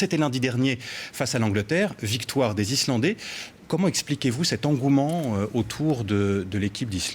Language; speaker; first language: French; native; French